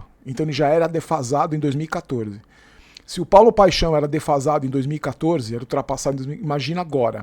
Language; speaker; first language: Portuguese; native; Portuguese